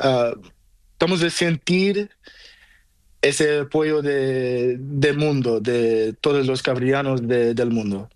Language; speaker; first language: Spanish; non-native, learner; Portuguese